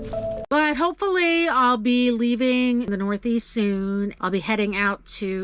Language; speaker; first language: English; native; English